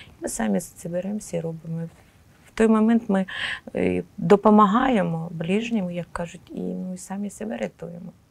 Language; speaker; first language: Ukrainian; non-native, local second language; Russian